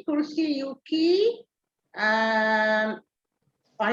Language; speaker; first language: Arabic; non-native, learner; Malay